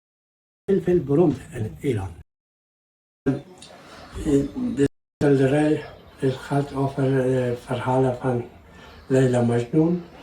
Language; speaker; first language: Dutch; non-native, learner; Persian